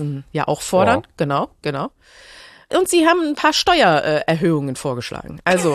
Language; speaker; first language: German; native; German